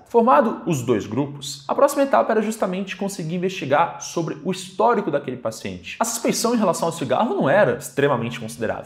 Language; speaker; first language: Portuguese; native; Portuguese